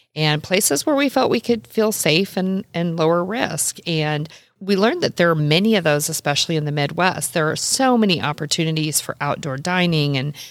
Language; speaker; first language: English; native; English